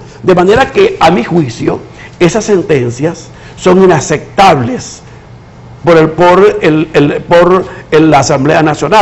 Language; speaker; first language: Spanish; native; Spanish